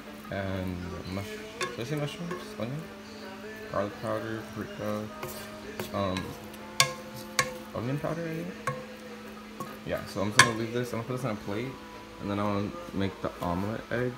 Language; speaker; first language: English; early bilingual, other home language; Spanish